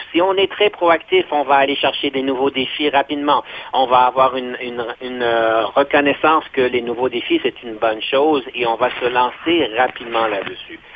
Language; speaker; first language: French; native; French